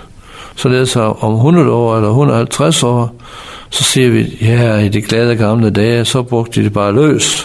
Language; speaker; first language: Danish; non-native, fluent; English